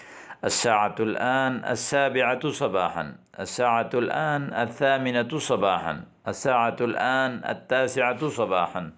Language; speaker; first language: Arabic; non-native, fluent; Urdu